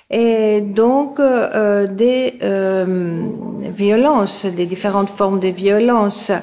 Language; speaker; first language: French; non-native, fluent; Greek